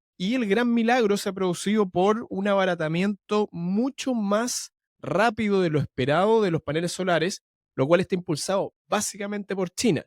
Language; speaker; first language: Spanish; native; Spanish